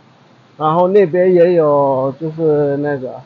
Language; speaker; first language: Chinese; non-native, fluent; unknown